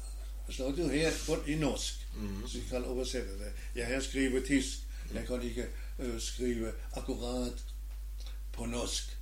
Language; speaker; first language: Danish; non-native, learner; German